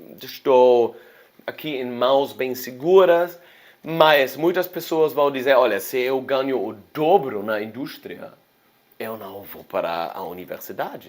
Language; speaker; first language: Portuguese; non-native, fluent; German